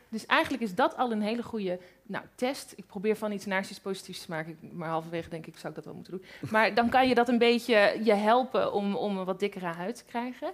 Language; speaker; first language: Dutch; native; Dutch